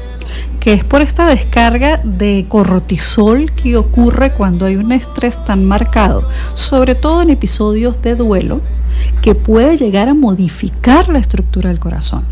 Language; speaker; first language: Spanish; native; Spanish